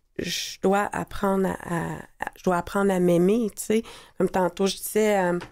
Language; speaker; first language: French; native; French